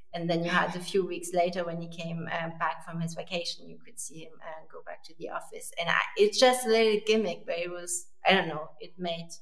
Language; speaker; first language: English; non-native, fluent; French